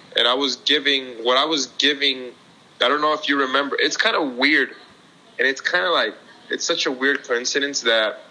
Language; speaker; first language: English; native; English